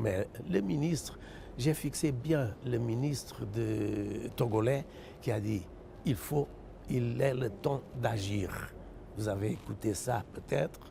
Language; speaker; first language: French; non-native, fluent; Portuguese